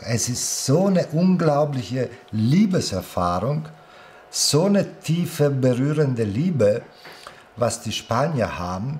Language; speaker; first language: German; non-native, fluent; Italian